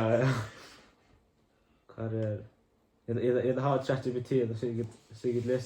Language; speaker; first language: Swedish; non-native, learner; Icelandic